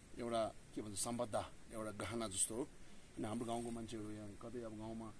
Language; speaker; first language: Nepali; non-native, local second language; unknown